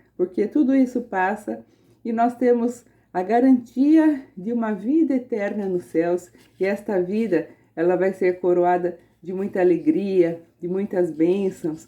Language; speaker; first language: Portuguese; native; Portuguese